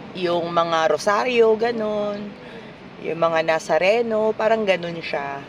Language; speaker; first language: Filipino; native; Filipino